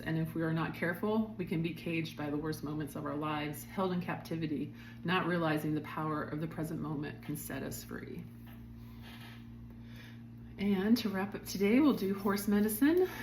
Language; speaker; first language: English; native; English